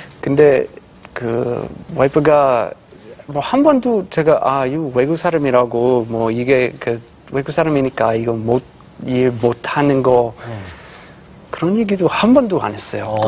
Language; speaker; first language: Korean; non-native, fluent; English